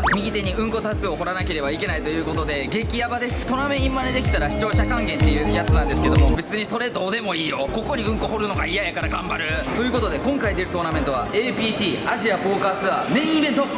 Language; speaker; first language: Japanese; native; Japanese